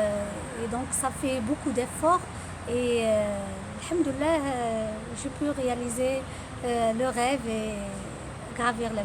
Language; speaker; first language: French; non-native, local second language; Arabic